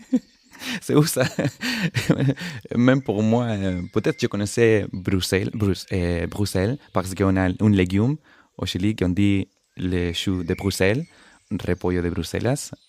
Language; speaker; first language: French; non-native, fluent; Spanish